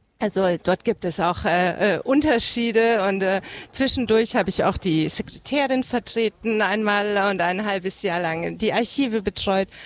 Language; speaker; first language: German; early bilingual, other home language; Hungarian